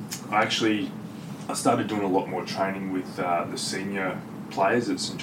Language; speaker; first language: English; native; English